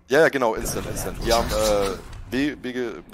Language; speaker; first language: German; native; German